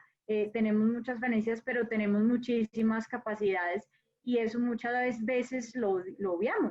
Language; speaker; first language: Spanish; native; Spanish